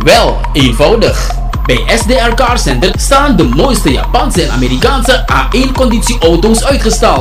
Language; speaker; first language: Dutch; native; Dutch